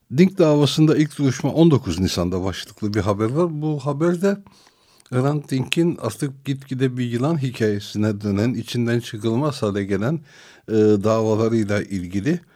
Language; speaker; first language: Turkish; non-native, local second language; Armenian